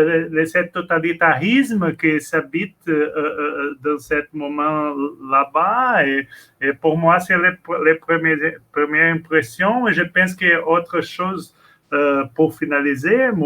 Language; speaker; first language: French; non-native, learner; Portuguese